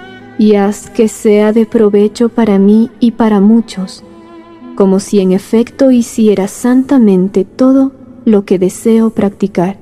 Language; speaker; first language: Spanish; native; Spanish